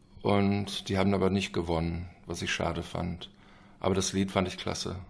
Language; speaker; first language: German; non-native, fluent; English